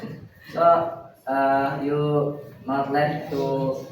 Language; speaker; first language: English; non-native, learner; Indonesian